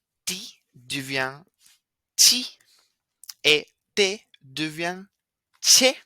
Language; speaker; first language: French; non-native, fluent; Spanish